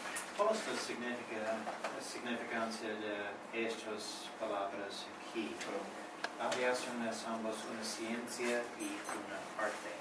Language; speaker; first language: Spanish; non-native, learner; English